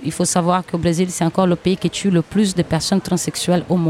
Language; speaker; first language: French; non-native, fluent; Portuguese